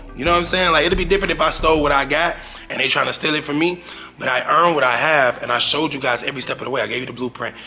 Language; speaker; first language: English; native; English